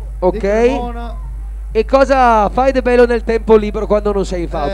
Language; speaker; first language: Italian; native; Italian